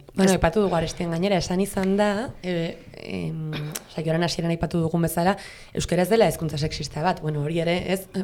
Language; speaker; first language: Basque; non-native, local second language; Spanish